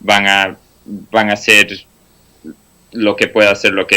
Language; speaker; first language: Spanish; non-native, fluent; English